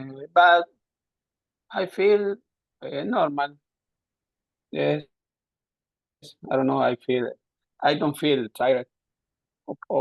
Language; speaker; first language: English; non-native, learner; Spanish